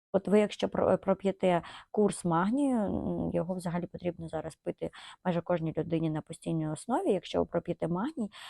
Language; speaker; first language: Ukrainian; non-native, local second language; Russian